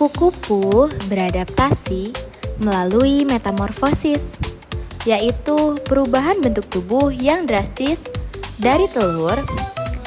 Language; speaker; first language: Indonesian; native; Indonesian